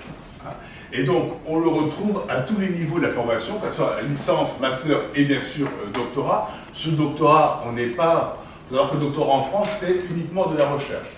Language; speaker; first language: French; native; French